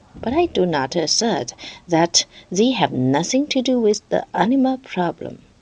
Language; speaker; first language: English; non-native, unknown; Chinese